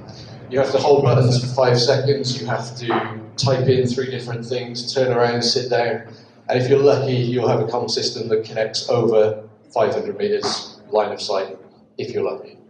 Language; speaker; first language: English; native; English